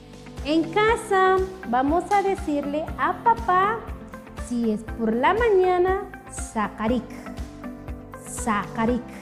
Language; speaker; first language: Spanish; non-native, local second language; Kʼicheʼ